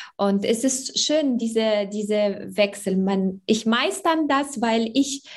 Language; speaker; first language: German; early bilingual, other home language; Arabic